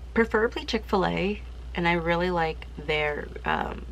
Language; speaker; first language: English; native; English